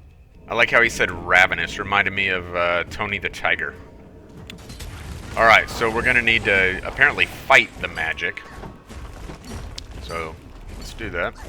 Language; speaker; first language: English; native; English